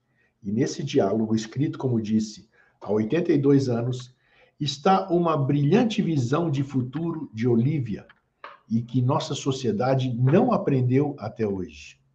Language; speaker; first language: Portuguese; native; Portuguese